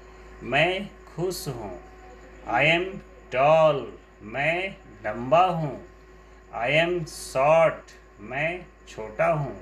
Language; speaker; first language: Hindi; non-native, local second language; Bangla